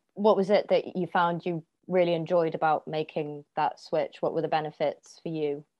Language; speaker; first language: English; native; English